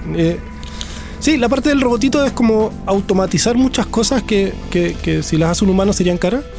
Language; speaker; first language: Spanish; native; Spanish